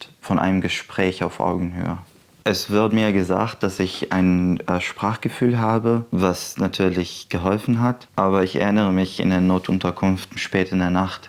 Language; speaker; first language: German; non-native, fluent; Arabic